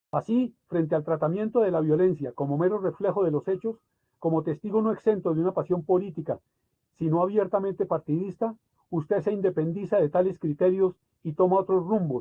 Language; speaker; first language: Spanish; native; Spanish